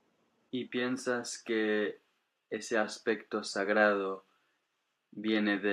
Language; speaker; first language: Spanish; non-native, fluent; English